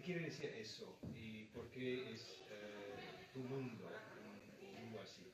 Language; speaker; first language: Spanish; non-native, fluent; English